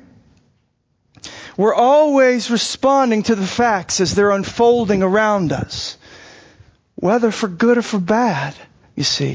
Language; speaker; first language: English; native; English